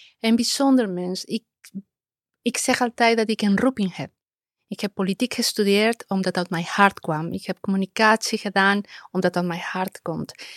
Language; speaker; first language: Dutch; non-native, fluent; Spanish